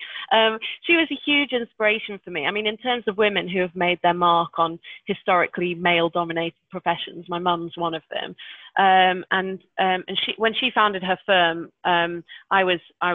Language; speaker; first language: English; native; English